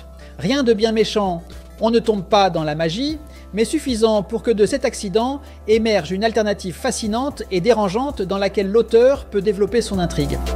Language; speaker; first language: French; native; French